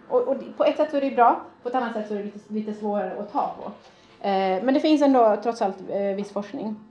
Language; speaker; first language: Swedish; early bilingual, other home language; Persian